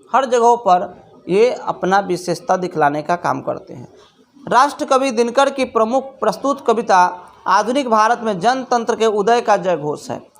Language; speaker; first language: Hindi; native; Hindi